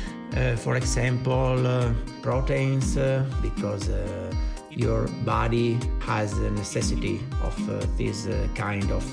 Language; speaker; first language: English; non-native, learner; Italian